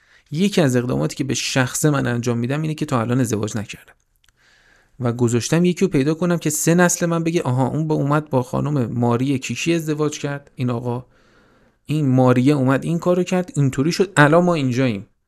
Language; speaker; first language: Persian; native; Persian